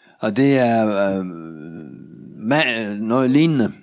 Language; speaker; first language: Danish; non-native, fluent; Russian